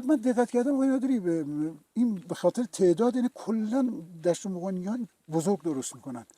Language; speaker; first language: Persian; native; Persian